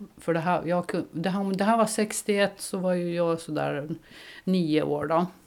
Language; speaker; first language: Swedish; native; Swedish